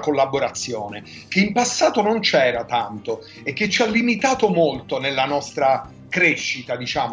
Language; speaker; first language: Italian; native; Italian